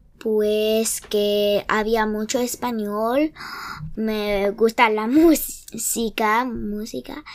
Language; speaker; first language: Spanish; early bilingual, heritage; English